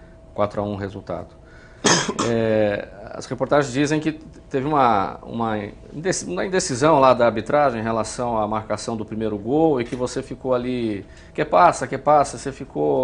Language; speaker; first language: Portuguese; native; Portuguese